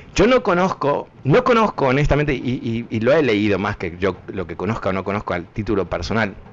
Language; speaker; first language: Spanish; early bilingual, heritage; Spanish